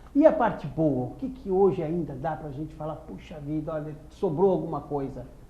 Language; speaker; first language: Portuguese; native; Portuguese